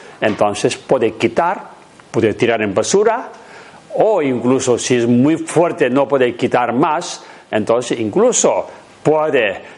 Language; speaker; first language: Spanish; non-native, learner; Tibetan